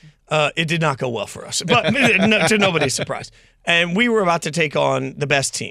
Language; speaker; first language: English; native; English